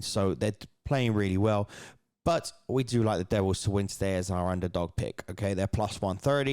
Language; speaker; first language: English; native; English